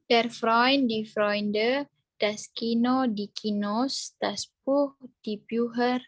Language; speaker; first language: German; non-native, learner; Indonesian